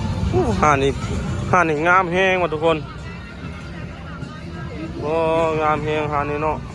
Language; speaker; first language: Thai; non-native, local second language; Northeastern Thai